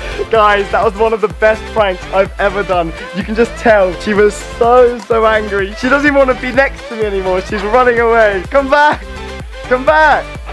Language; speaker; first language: English; early bilingual, other home language; Portuguese